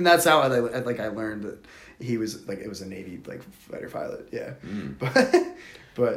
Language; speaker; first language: English; native; English